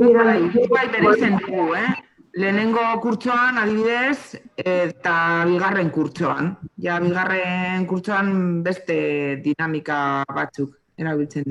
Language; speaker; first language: Basque; non-native, local second language; Spanish